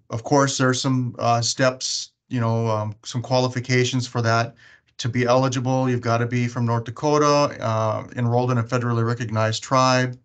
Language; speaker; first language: English; native; English